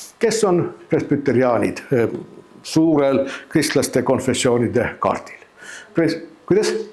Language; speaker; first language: Estonian; native; Estonian